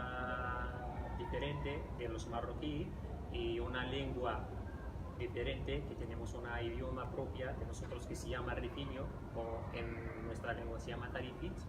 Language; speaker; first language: Spanish; non-native, fluent; Riffian